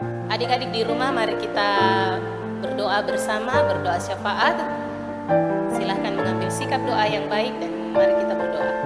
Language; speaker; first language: Indonesian; native; Indonesian